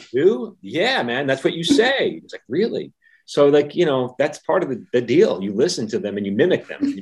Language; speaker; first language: English; native; English